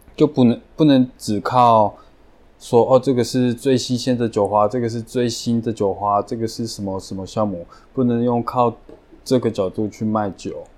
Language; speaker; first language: Chinese; early bilingual, heritage; Chinese